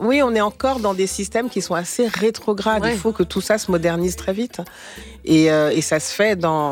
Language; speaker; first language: French; early bilingual, other home language; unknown